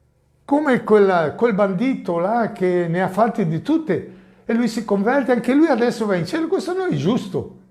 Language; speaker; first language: Italian; non-native, fluent; Portuguese